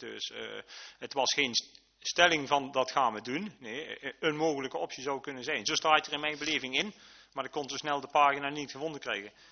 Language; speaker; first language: Dutch; native; Dutch